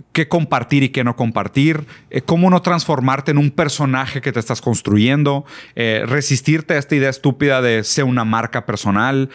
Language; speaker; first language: Spanish; early bilingual, other home language; Portuguese